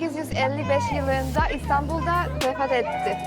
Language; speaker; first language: Turkish; non-native, learner; Polish